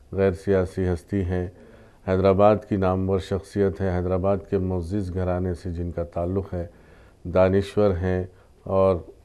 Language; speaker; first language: Hindi; non-native, local second language; Urdu